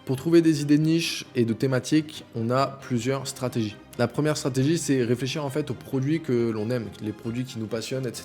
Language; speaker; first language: French; native; French